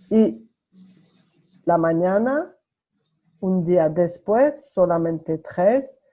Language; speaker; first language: Spanish; non-native, learner; French